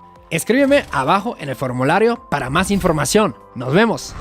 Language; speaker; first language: Spanish; non-native, fluent; German